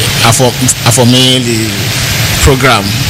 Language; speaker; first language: French; non-native, learner; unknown